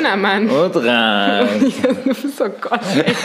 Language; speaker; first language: German; native; German